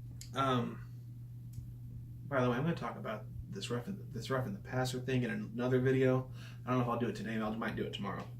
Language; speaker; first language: English; native; English